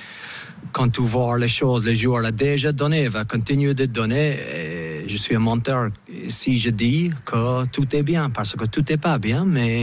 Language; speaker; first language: French; non-native, fluent; English